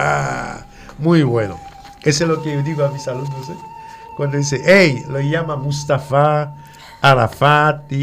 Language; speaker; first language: Spanish; non-native, fluent; French